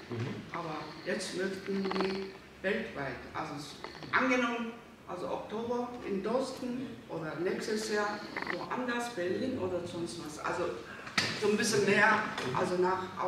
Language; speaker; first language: German; non-native, learner; Korean